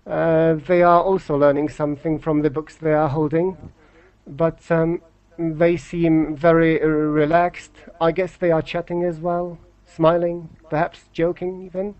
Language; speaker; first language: English; non-native, fluent; Polish